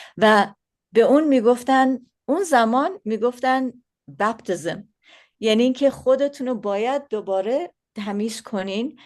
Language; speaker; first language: Persian; early bilingual, heritage; Persian